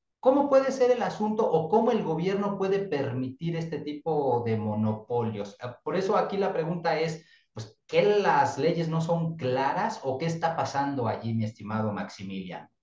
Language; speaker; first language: Spanish; native; Spanish